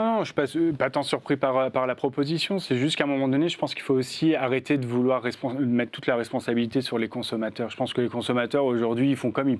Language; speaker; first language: French; native; French